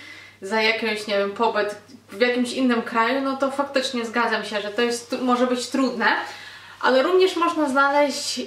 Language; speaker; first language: Polish; non-native, fluent; Ukrainian